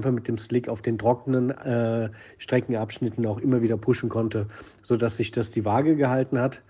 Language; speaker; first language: German; native; German